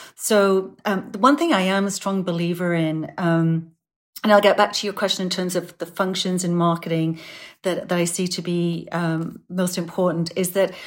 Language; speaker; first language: English; native; English